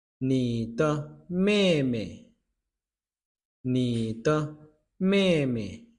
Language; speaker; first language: Chinese; non-native, fluent; Lao